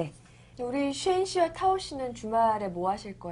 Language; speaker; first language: Korean; native; Korean